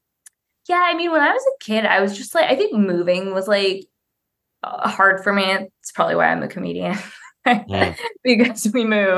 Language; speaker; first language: English; native; English